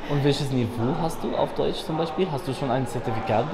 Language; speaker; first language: German; non-native, fluent; Arabic